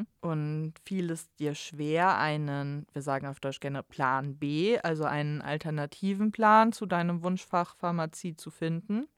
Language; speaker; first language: German; native; German